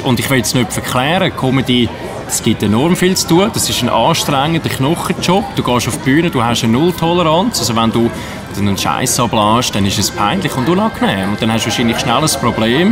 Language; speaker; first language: German; native; German